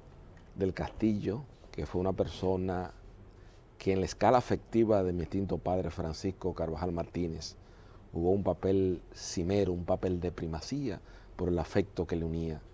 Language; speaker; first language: Spanish; native; Spanish